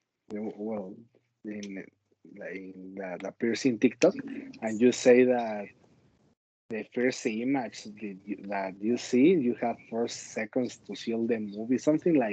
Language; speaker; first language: English; non-native, learner; Spanish